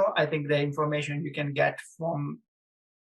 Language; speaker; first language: English; non-native, fluent; Italian